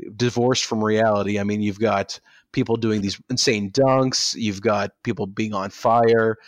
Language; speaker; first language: English; native; English